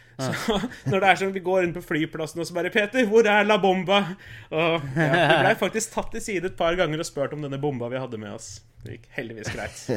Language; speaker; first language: Norwegian; early bilingual, other home language; Spanish